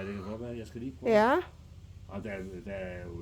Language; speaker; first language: Danish; native; Danish